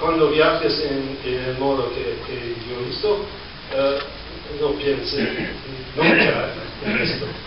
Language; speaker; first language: Spanish; non-native, learner; English